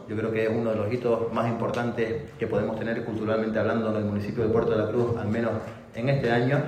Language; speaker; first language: Spanish; native; Spanish